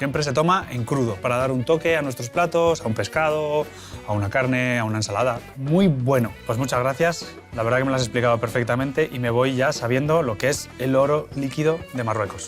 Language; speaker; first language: Spanish; native; Spanish